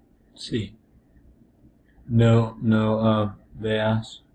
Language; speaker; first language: Spanish; non-native, learner; English